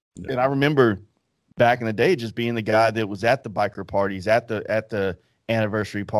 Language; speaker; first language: English; native; English